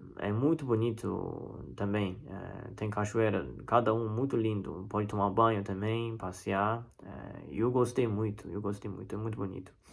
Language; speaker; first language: Portuguese; non-native, fluent; Chinese